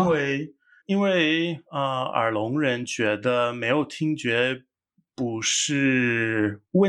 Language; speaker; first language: Chinese; non-native, fluent; English